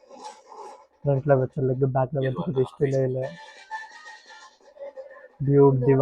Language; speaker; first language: Tamil; non-native, learner; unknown